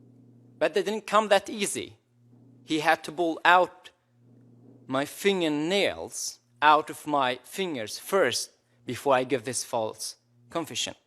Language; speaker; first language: English; non-native, local second language; Arabic